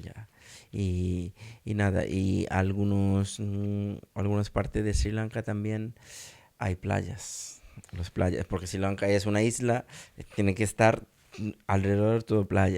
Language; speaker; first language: Spanish; non-native, learner; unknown